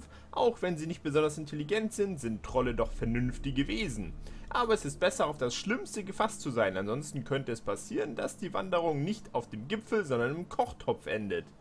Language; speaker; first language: German; native; German